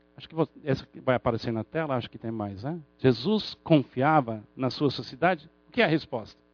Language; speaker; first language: Portuguese; non-native, fluent; English